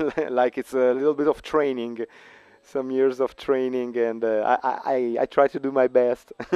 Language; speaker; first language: English; non-native, fluent; Italian